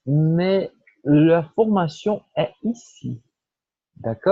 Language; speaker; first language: French; non-native, fluent; Portuguese